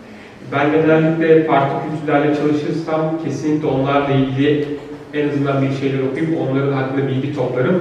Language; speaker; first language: Turkish; native; Turkish